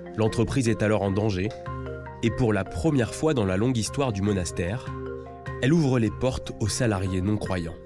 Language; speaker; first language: French; native; French